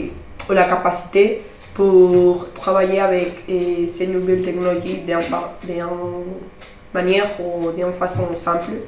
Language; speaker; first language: French; non-native, learner; Spanish